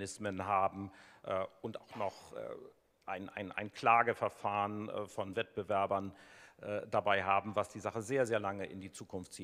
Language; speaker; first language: German; native; German